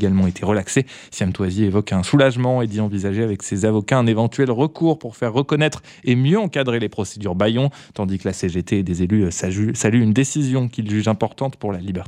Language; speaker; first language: French; native; French